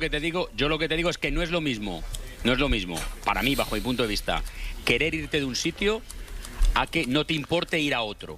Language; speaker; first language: Spanish; native; Spanish